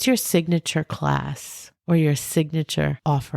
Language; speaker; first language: English; native; English